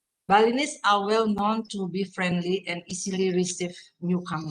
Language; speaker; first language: English; non-native, fluent; Indonesian